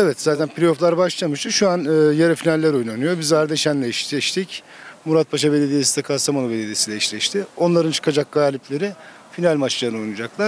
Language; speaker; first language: Turkish; native; Turkish